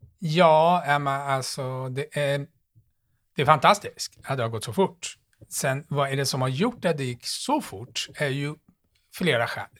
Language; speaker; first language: Swedish; non-native, fluent; Persian